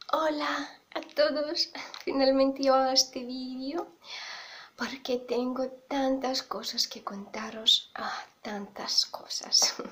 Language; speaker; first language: Spanish; non-native, fluent; Russian